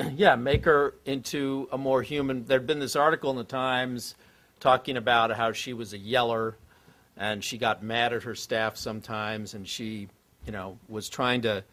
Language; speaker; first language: English; native; English